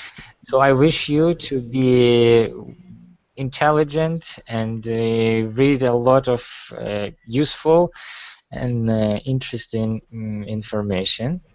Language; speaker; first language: English; non-native, fluent; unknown